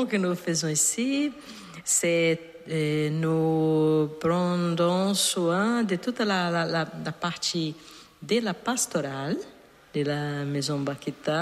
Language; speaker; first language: French; non-native, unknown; Portuguese